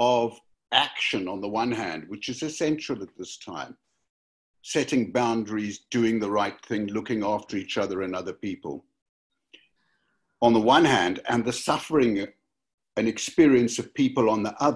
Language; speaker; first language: English; native; English